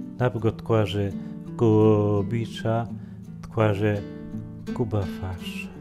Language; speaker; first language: Kinyarwanda; non-native, fluent; Polish